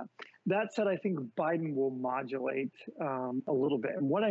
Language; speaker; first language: English; native; English